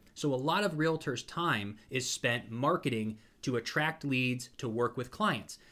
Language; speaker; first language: English; native; English